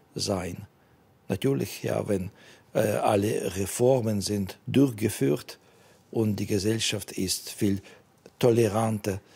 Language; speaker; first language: German; non-native, fluent; Russian